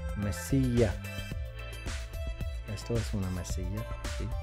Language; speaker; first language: Spanish; non-native, learner; English